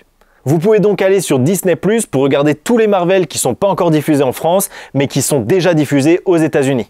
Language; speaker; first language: French; native; French